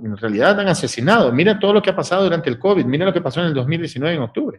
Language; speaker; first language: Spanish; native; Spanish